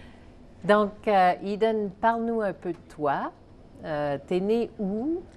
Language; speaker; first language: French; native; French